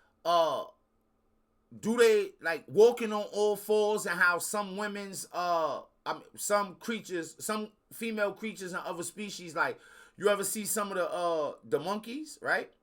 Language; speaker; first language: English; native; English